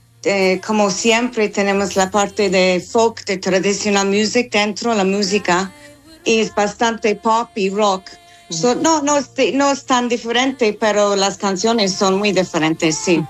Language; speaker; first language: Spanish; non-native, learner; English